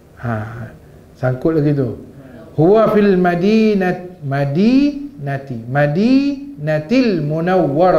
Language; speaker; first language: Arabic; non-native, fluent; Malay